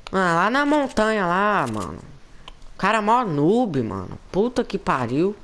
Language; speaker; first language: Portuguese; native; Portuguese